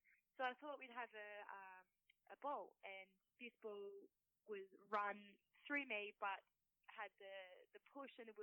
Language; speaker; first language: English; native; English